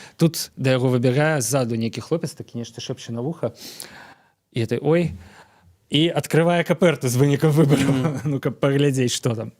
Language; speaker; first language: Belarusian; native; Belarusian